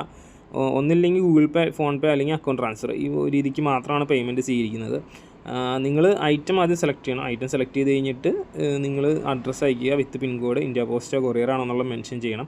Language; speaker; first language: Malayalam; native; Malayalam